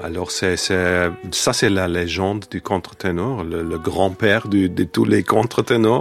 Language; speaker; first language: French; non-native, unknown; German